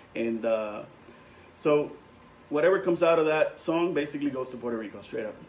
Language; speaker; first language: English; non-native, local second language; Spanish